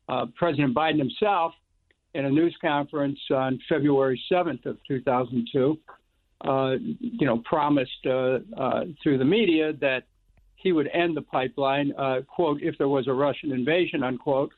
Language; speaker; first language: English; native; English